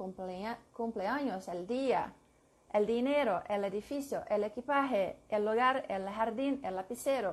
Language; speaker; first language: Spanish; non-native, learner; English